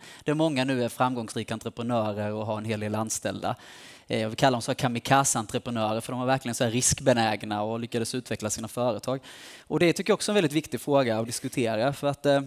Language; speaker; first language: Swedish; native; Swedish